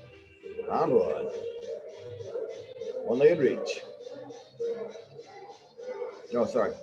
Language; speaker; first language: English; native; English